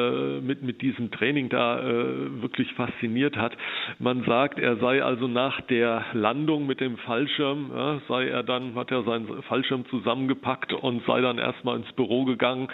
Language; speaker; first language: German; native; German